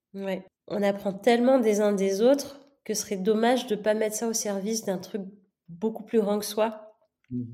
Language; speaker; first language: French; non-native, local second language; Gujarati